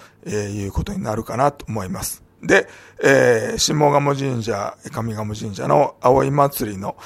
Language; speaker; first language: Japanese; native; Japanese